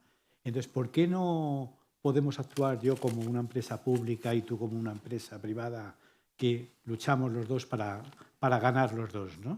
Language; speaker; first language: Spanish; native; Spanish